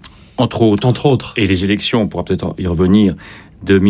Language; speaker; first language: French; native; French